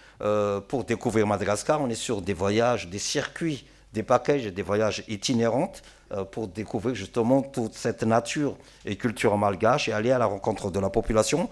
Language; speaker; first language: French; non-native, local second language; Malagasy